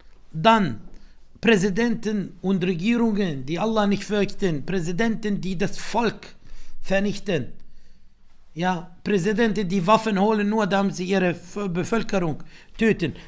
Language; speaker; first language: German; non-native, fluent; Arabic